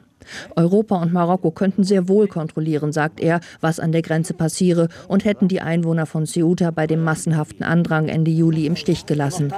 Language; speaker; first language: German; native; German